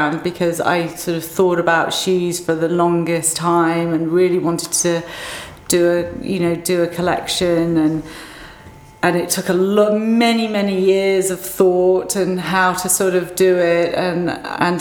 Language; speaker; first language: English; native; English